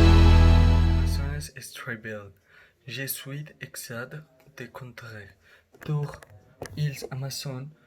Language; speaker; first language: French; non-native, learner; Spanish